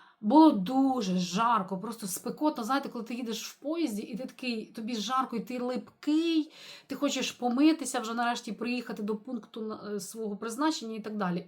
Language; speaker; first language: Ukrainian; native; Ukrainian